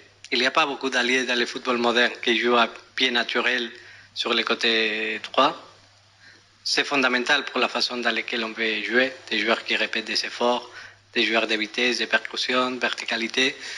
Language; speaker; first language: French; non-native, fluent; Spanish